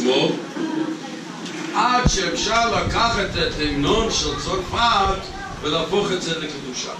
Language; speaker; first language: Hebrew; non-native, fluent; English